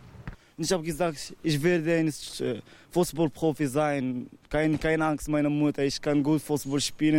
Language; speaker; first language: German; non-native, learner; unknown